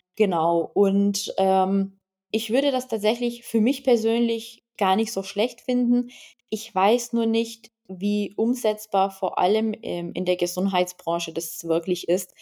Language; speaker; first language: German; non-native, fluent; Lithuanian